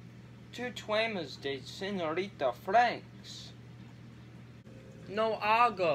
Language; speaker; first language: Spanish; non-native, learner; English